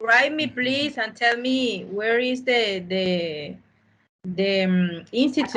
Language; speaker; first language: English; non-native, learner; Spanish